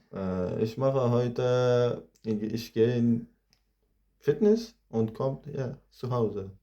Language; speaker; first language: German; non-native, learner; Persian